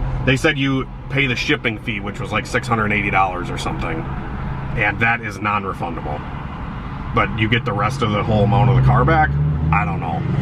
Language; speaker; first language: English; native; English